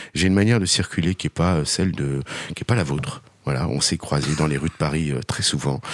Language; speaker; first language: French; native; French